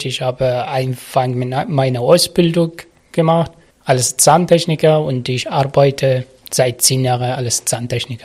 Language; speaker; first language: German; non-native, local second language; Arabic